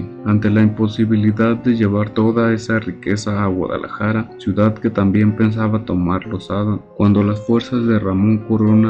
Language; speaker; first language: Spanish; native; Spanish